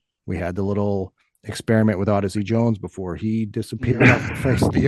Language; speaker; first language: English; native; English